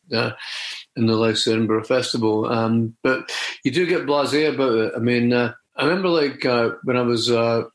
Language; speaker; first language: English; native; English